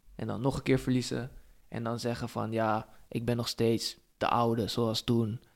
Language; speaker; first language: Dutch; native; Dutch